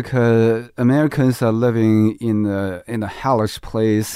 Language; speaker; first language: English; non-native, fluent; Chinese